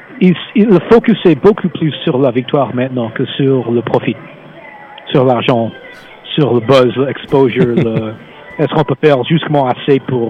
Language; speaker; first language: French; non-native, fluent; English